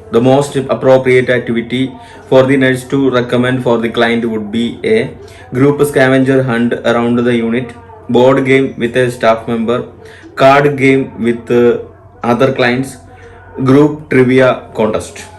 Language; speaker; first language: English; non-native, local second language; Malayalam